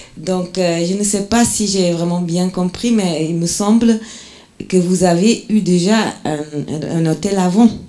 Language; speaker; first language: French; non-native, fluent; German